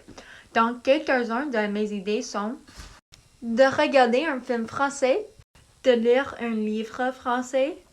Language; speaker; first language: French; non-native, learner; English